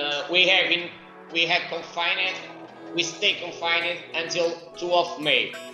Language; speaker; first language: English; non-native, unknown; Portuguese